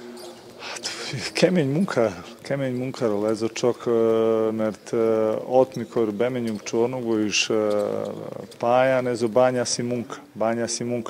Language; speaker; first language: Hungarian; non-native, learner; Serbian